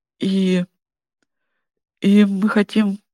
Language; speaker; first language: Russian; non-native, fluent; German